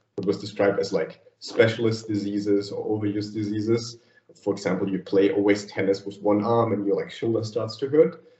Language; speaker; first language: English; non-native, fluent; German